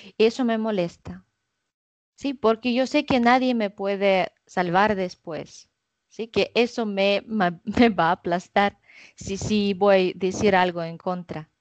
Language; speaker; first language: Spanish; non-native, fluent; Russian